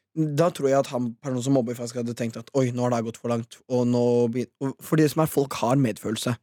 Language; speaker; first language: Norwegian; early bilingual, other home language; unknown